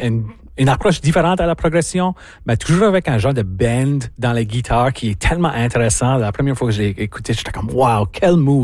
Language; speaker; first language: French; native; French